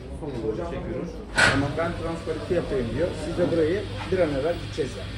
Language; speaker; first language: Turkish; native; Turkish